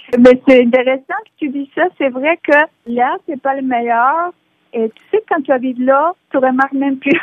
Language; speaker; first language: French; non-native, fluent; Spanish